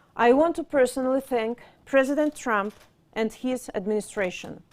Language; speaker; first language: English; non-native, fluent; Russian